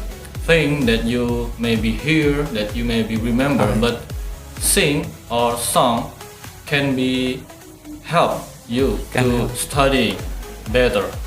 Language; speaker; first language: English; non-native, learner; Indonesian